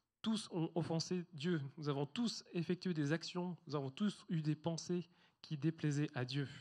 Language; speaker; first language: French; native; French